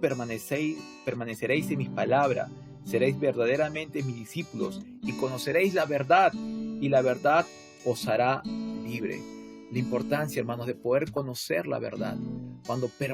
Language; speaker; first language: Spanish; native; Spanish